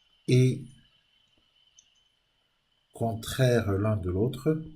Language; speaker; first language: French; native; French